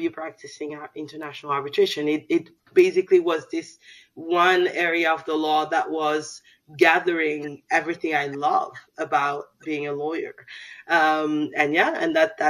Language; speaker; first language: English; non-native, fluent; Soninke